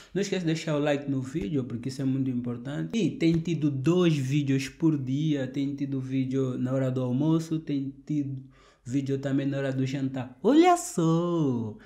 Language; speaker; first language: Portuguese; native; Portuguese